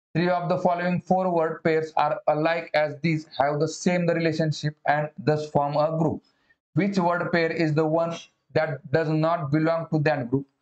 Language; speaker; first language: English; non-native, local second language; Marathi